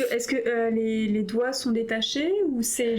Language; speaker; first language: French; native; French